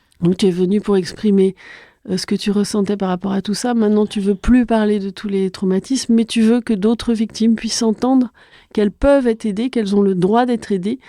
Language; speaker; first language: French; native; French